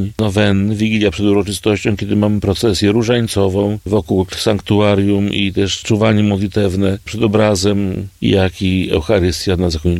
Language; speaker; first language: Polish; native; Polish